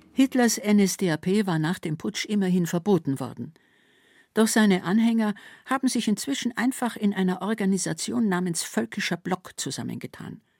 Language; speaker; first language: German; native; German